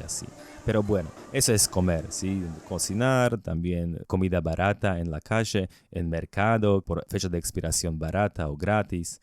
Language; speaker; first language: Spanish; non-native, learner; Slovak